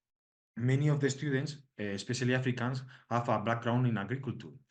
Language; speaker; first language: English; non-native, learner; Spanish